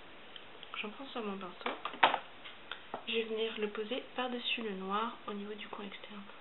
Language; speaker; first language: French; native; French